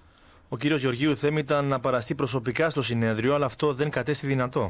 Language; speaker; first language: Greek; native; Greek